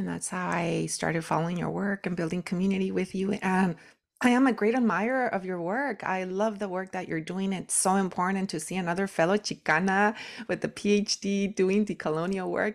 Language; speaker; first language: English; early bilingual, other home language; Spanish